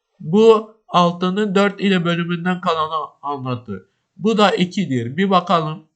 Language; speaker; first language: Turkish; native; Turkish